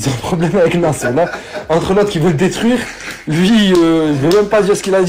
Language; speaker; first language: French; native; French